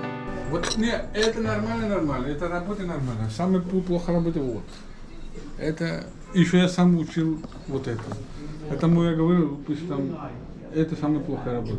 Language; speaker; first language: Russian; non-native, learner; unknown